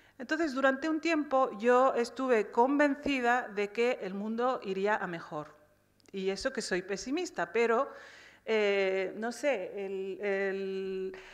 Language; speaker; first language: Spanish; early bilingual, other home language; Riffian